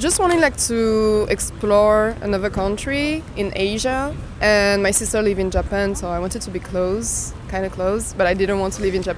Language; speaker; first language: English; non-native, fluent; French